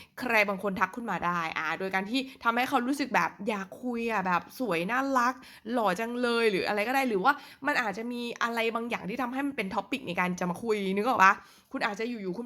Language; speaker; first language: Thai; native; Thai